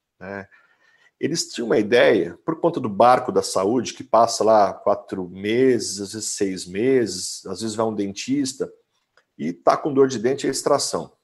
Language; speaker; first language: Portuguese; native; Portuguese